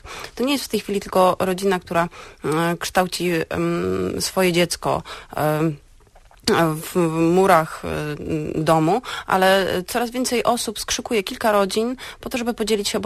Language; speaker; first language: Polish; native; Polish